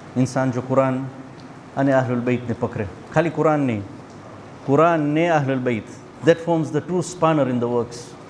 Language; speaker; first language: Gujarati; early bilingual, heritage; Gujarati